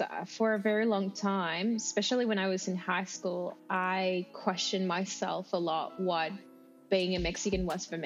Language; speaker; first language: English; non-native, fluent; Spanish